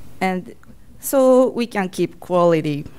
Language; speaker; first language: English; non-native, learner; Japanese